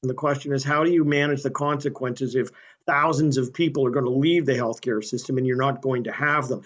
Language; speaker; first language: English; native; English